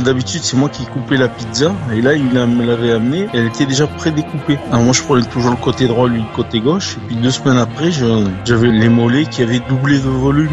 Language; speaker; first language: French; native; French